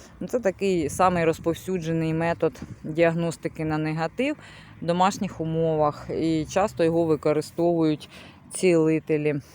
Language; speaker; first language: Ukrainian; non-native, local second language; Russian